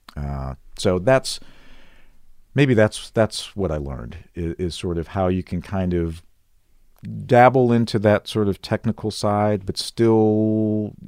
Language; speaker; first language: English; native; English